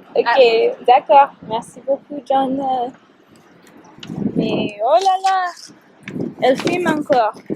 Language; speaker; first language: French; non-native, learner; English